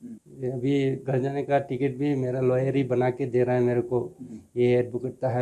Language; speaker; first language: Hindi; non-native, local second language; Bangla